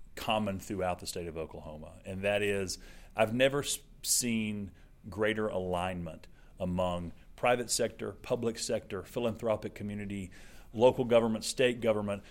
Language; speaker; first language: English; native; English